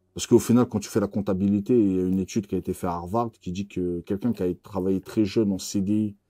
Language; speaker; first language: French; native; French